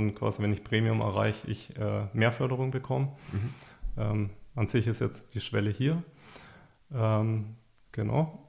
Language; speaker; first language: German; native; German